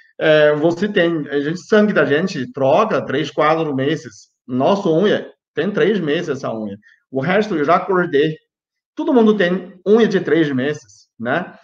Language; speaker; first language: Portuguese; non-native, fluent; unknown